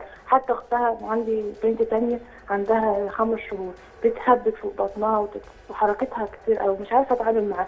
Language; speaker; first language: Arabic; native; Arabic